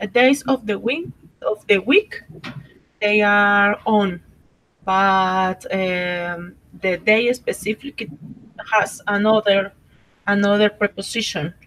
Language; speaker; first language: English; non-native, learner; Spanish